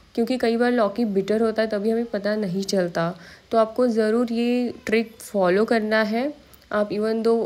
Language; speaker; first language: Hindi; non-native, local second language; Marathi